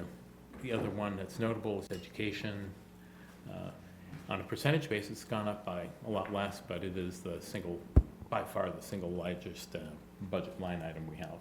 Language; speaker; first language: English; native; English